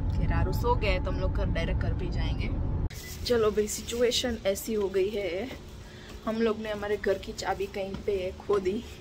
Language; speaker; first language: Hindi; non-native, local second language; Gujarati